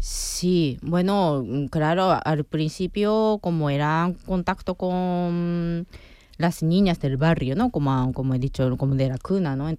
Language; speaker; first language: Spanish; non-native, fluent; Japanese